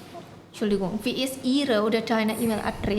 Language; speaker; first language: German; non-native, learner; Indonesian